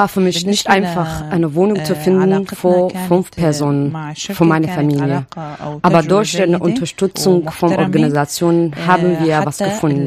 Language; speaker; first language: German; non-native, learner; Arabic